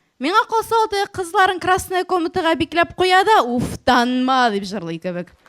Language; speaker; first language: Tatar; native; Tatar